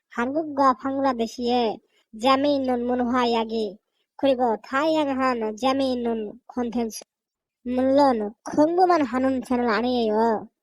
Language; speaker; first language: Korean; non-native, fluent; Bangla